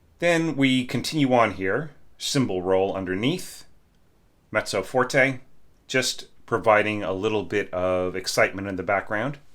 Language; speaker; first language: English; native; English